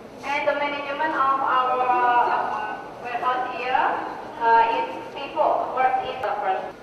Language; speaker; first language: English; non-native, local second language; Indonesian